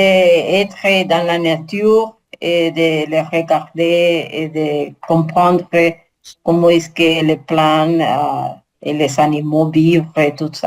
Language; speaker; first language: French; non-native, learner; Spanish